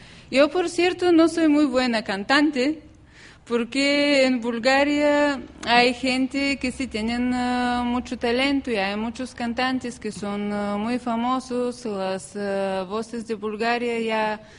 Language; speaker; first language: Spanish; non-native, fluent; Bulgarian